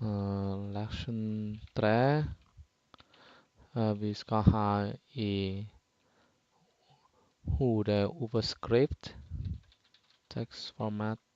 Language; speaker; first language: Norwegian; non-native, fluent; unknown